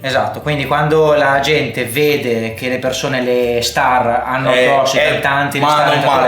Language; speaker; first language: Italian; native; Italian